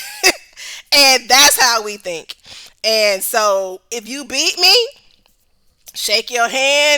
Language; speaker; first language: English; native; English